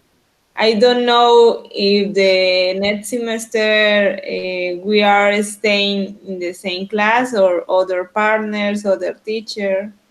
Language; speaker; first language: English; non-native, learner; Spanish